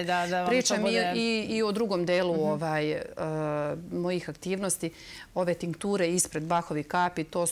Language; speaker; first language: Serbian; native; Serbian